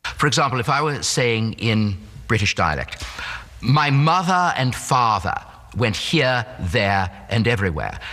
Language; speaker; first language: English; native; English